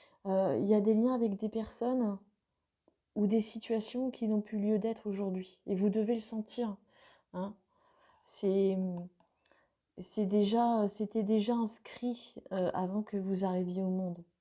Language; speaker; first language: French; native; French